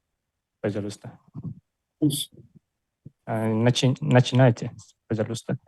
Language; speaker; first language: Russian; non-native, learner; Vietnamese